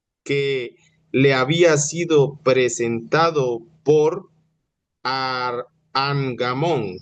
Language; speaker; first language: Spanish; native; Spanish